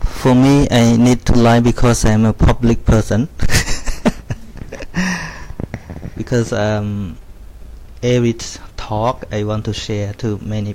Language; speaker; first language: English; non-native, fluent; Khmer